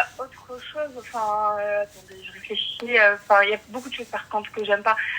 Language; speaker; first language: French; non-native, local second language; Arabic